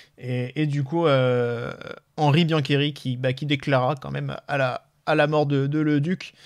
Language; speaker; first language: French; native; French